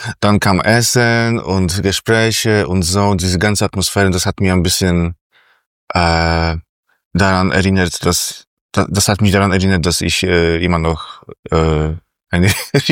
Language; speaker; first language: German; non-native, fluent; Polish